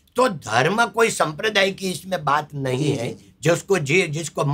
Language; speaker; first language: Hindi; non-native, local second language; Gujarati